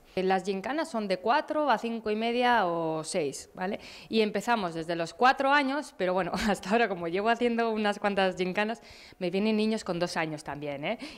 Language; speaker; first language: Spanish; native; Spanish